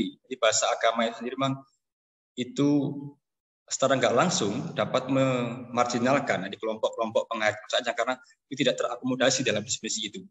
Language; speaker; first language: Indonesian; native; Indonesian